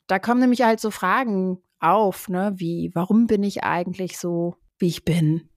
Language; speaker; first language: German; native; German